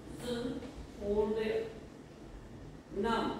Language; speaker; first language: Vietnamese; non-native, learner; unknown